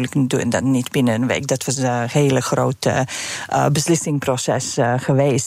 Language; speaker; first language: Dutch; non-native, fluent; Serbian